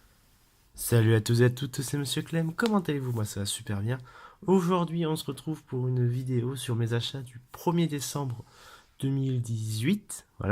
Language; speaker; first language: French; native; French